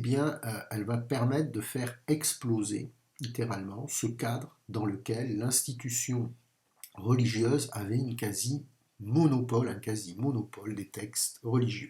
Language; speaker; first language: French; native; French